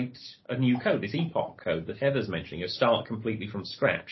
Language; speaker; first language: English; native; English